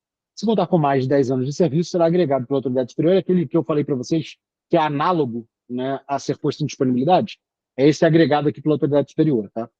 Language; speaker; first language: Portuguese; native; Portuguese